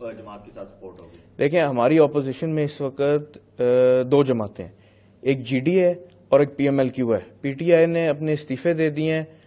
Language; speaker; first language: Urdu; non-native, local second language; Punjabi